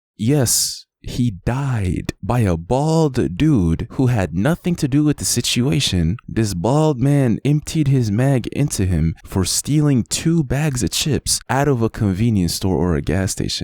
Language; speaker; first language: English; native; English